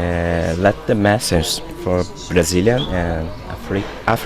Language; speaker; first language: English; non-native, learner; Portuguese